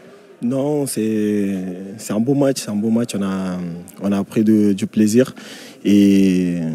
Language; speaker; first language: French; non-native, fluent; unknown